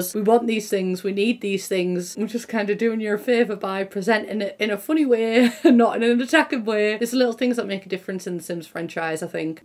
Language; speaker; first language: English; native; English